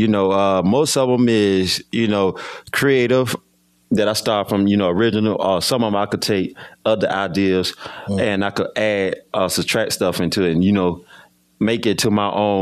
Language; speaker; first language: English; native; English